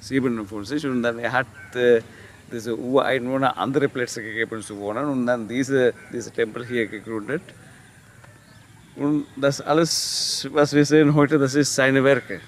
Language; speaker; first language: German; non-native, learner; Sinhala